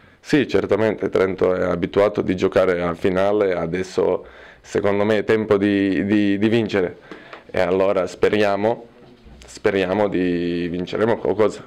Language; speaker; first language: Italian; non-native, fluent; Serbian